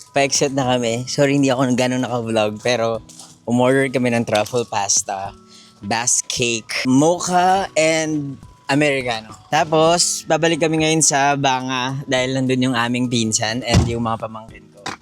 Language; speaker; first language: Filipino; non-native, local second language; Aklanon